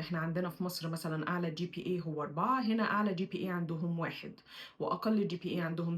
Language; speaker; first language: Arabic; native; Arabic